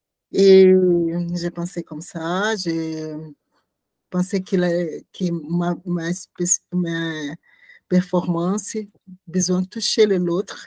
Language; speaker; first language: French; non-native, learner; Portuguese